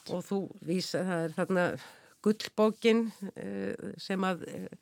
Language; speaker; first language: Icelandic; native; Icelandic